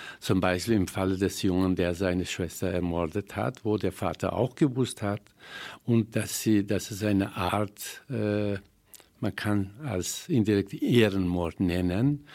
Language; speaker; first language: German; non-native, fluent; Persian